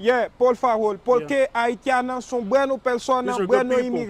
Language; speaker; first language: Spanish; non-native, learner; Haitian Creole